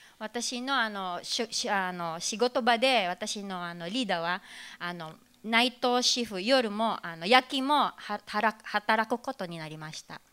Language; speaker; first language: Japanese; non-native, fluent; Filipino